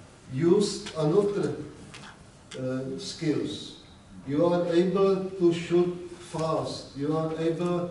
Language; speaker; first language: English; non-native, learner; Czech